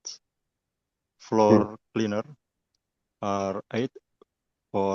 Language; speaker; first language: English; non-native, learner; Indonesian